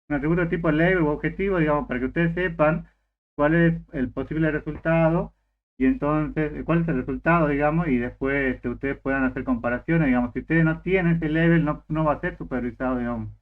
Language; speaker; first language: Spanish; native; Spanish